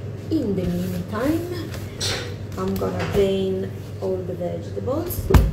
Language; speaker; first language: English; non-native, fluent; Italian